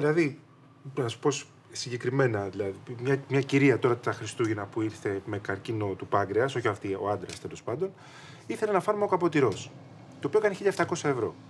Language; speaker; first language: Greek; native; Greek